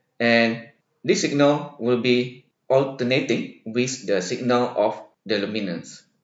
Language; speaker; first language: English; non-native, local second language; Malay